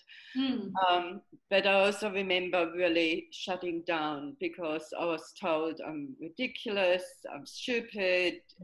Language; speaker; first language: English; non-native, fluent; German